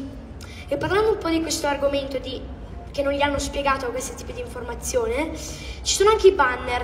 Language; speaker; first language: Italian; early bilingual, heritage; English